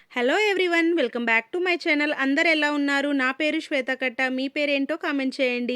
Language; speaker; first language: Telugu; non-native, local second language; Kannada